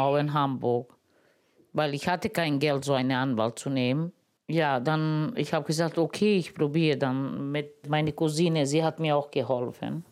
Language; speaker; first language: German; non-native, learner; Romany